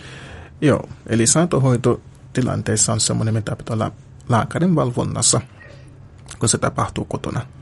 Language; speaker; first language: Finnish; non-native, fluent; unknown